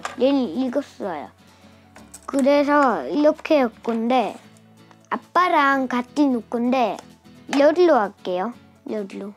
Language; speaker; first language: Korean; early bilingual, other home language; Russian